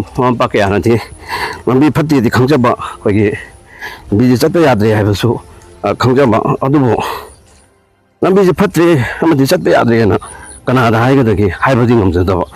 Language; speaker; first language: Manipuri; native; Manipuri